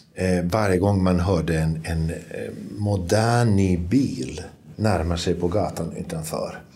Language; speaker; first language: Swedish; non-native, fluent; Bosnian